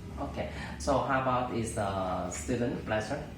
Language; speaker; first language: English; non-native, learner; Vietnamese